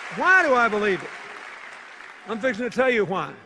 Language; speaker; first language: English; native; English